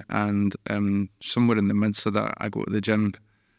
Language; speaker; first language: English; native; English